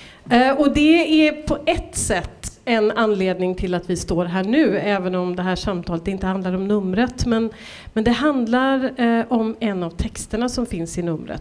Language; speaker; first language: Swedish; native; Swedish